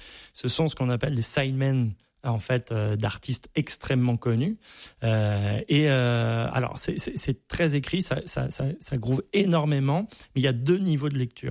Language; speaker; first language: French; native; French